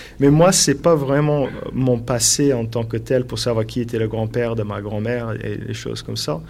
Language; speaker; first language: French; non-native, local second language; English